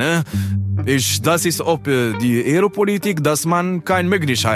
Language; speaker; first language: German; non-native, learner; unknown